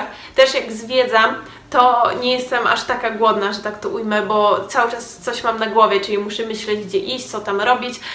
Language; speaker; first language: Polish; native; Polish